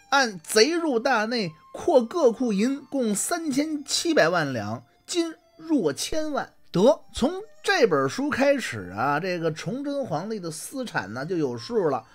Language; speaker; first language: Chinese; native; Chinese